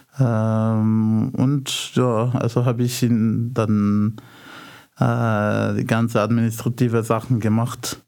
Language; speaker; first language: German; non-native, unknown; Arabic